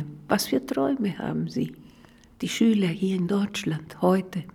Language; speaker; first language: German; non-native, fluent; Spanish